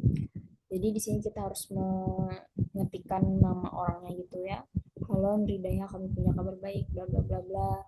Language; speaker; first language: Indonesian; native; Indonesian